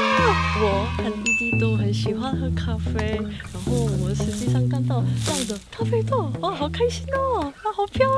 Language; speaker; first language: Chinese; non-native, fluent; Korean